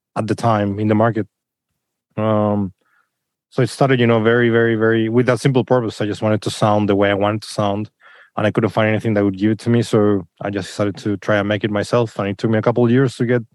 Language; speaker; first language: English; non-native, fluent; Spanish